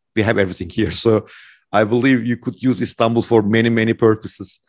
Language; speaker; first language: English; non-native, fluent; Turkish